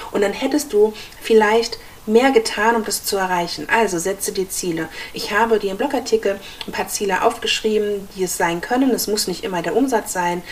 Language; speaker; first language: German; native; German